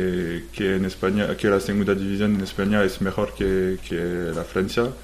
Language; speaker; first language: Spanish; non-native, learner; French